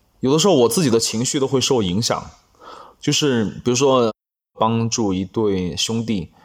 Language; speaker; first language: Chinese; non-native, local second language; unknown